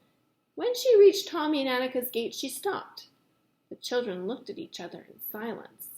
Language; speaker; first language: English; native; English